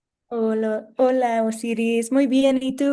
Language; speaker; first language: Spanish; non-native, fluent; English